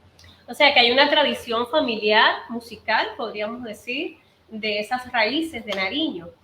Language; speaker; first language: Spanish; native; Spanish